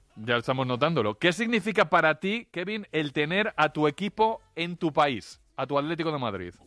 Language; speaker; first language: Spanish; native; Spanish